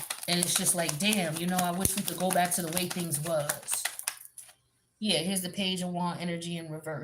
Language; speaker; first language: English; native; English